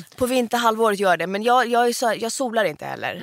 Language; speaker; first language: Swedish; early bilingual, other home language; Persian